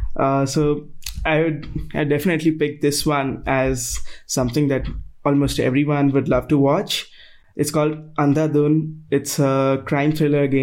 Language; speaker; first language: English; non-native, local second language; Hindi